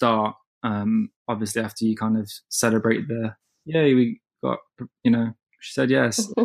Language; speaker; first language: English; native; English